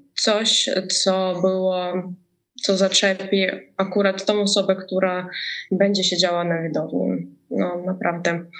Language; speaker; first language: Polish; non-native, fluent; Russian